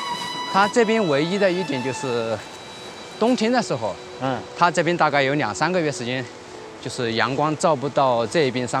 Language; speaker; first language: Chinese; native; Chinese